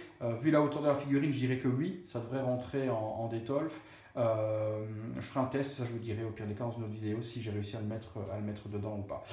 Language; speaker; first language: French; native; French